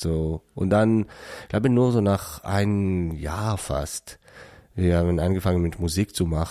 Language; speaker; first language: German; non-native, learner; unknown